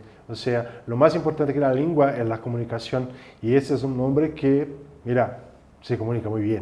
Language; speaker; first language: Spanish; non-native, fluent; Portuguese